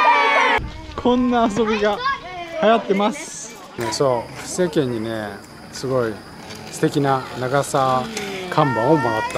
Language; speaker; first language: Japanese; native; Japanese